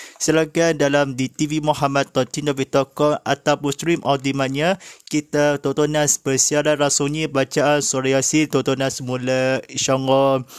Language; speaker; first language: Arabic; non-native, fluent; Malay